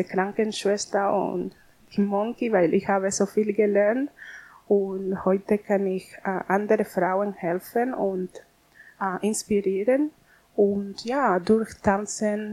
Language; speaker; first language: German; non-native, learner; Spanish